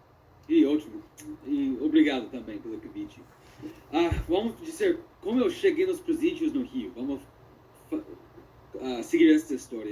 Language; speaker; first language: Portuguese; non-native, fluent; English